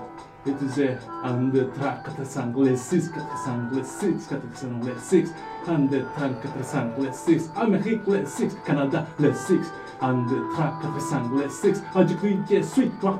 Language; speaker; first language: French; non-native, learner; Spanish